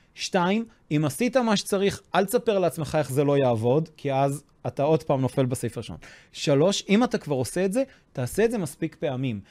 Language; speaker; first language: Hebrew; non-native, fluent; English